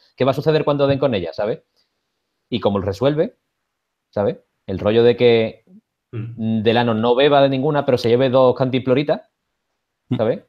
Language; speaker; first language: Spanish; native; Spanish